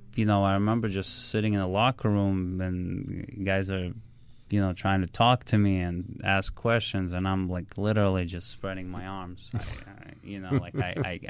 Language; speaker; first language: English; early bilingual, other home language; Russian